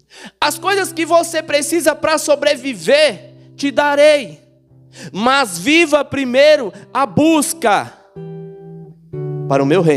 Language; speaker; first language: Portuguese; native; Portuguese